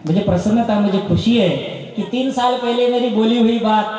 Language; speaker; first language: Hindi; non-native, local second language; Marathi